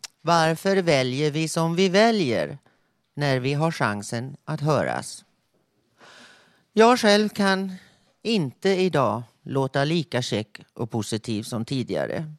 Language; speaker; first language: Swedish; native; Swedish